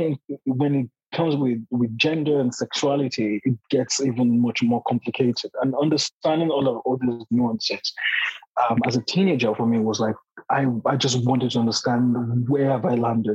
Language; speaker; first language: English; non-native, local second language; Yoruba